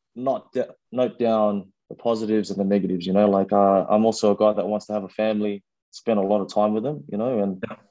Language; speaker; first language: English; early bilingual, other home language; Fijian